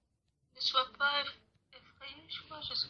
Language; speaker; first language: French; native; French